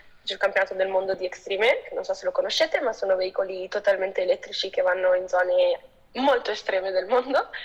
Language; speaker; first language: Italian; non-native, fluent; Spanish